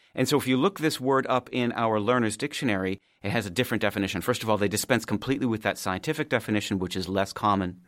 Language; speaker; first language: English; native; English